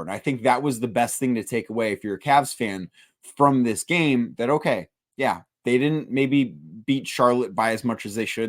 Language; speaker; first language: English; native; English